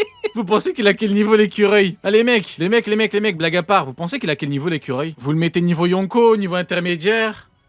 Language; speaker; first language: French; native; French